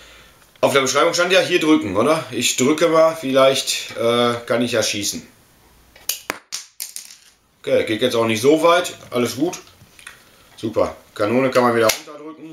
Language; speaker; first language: German; native; German